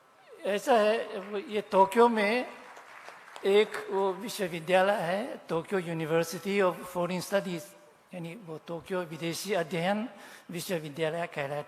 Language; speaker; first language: Hindi; non-native, fluent; Japanese